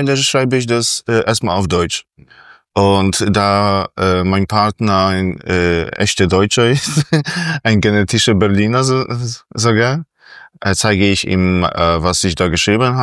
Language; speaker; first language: German; non-native, fluent; Polish